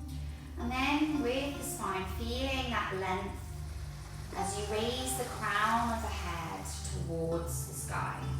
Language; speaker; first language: English; native; English